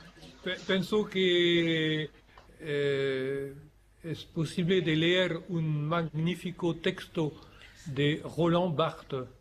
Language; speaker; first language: Spanish; non-native, learner; French